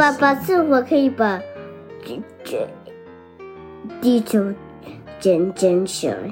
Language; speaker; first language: Chinese; early bilingual, heritage; Chinese